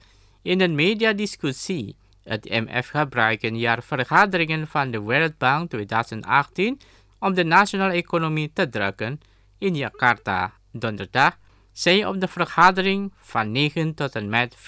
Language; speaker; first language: Dutch; non-native, fluent; Indonesian